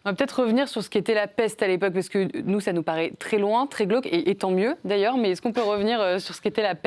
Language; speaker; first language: French; native; French